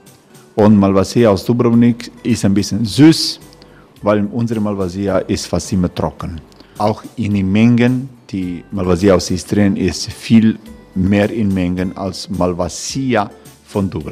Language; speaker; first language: German; non-native, learner; Croatian